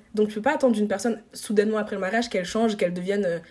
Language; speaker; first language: French; native; French